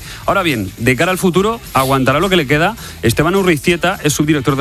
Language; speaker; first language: Spanish; native; Spanish